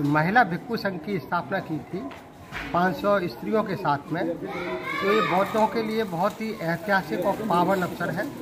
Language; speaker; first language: Hindi; native; Hindi